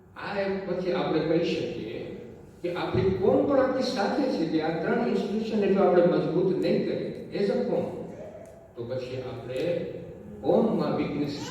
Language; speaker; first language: Gujarati; early bilingual, heritage; Gujarati